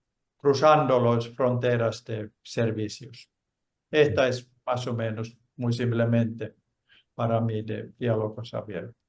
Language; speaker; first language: Spanish; non-native, fluent; Finnish